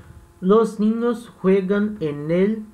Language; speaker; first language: Spanish; non-native, fluent; Portuguese